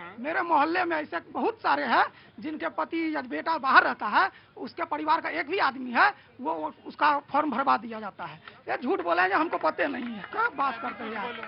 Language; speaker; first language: Hindi; native; Hindi